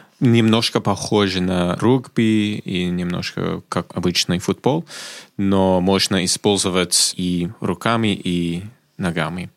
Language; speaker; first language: Russian; non-native, fluent; English